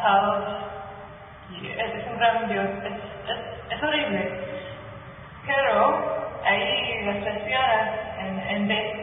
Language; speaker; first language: Spanish; non-native, learner; English